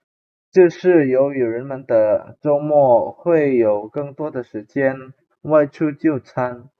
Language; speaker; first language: Chinese; non-native, fluent; Indonesian